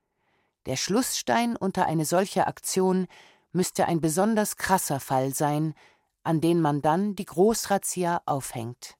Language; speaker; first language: German; native; German